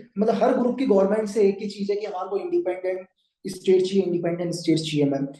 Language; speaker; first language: Hindi; native; Hindi